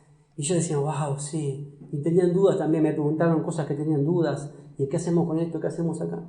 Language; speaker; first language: Spanish; native; Spanish